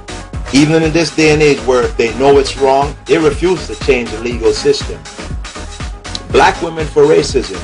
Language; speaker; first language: English; native; English